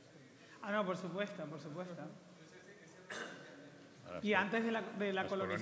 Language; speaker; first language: Spanish; native; Spanish